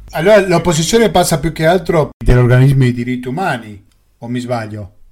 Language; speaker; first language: Italian; non-native, fluent; Spanish